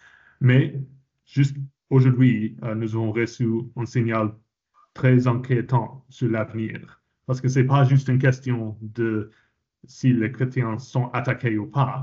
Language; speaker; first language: French; non-native, fluent; English